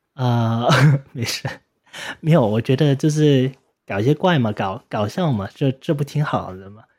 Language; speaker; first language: Chinese; non-native, local second language; Cantonese